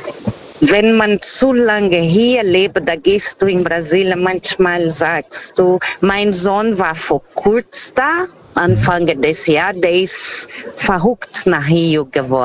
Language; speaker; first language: German; non-native, fluent; Portuguese